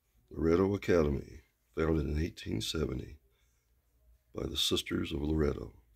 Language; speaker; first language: English; native; English